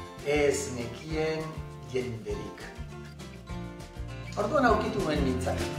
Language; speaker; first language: Basque; non-native, local second language; Spanish